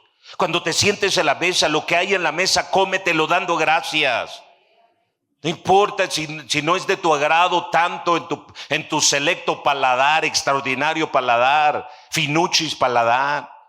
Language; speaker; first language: Spanish; native; Spanish